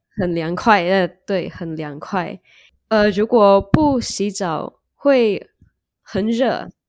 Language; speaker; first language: Chinese; non-native, learner; Indonesian